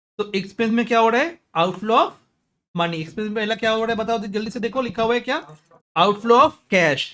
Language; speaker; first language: Hindi; non-native, local second language; Bangla